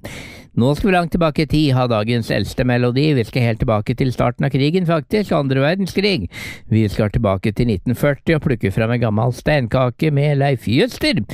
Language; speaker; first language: Norwegian; native; Norwegian